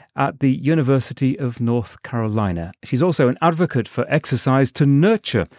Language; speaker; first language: English; native; English